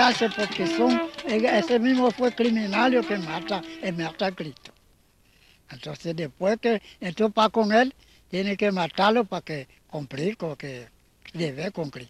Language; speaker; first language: Spanish; non-native, learner; Haitian Creole